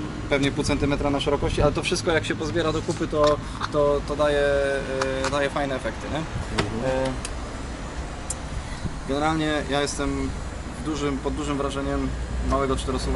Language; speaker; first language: Polish; native; Polish